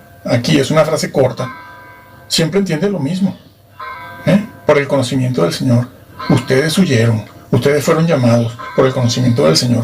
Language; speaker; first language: Spanish; native; Spanish